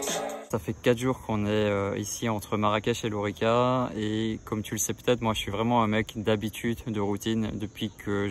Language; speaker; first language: French; native; French